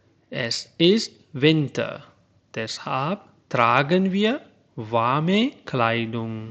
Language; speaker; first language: German; non-native, fluent; Urdu